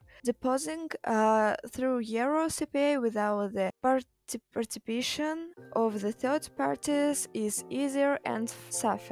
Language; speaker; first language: English; non-native, learner; Russian